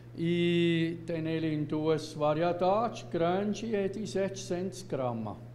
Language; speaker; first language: Portuguese; non-native, fluent; Swiss German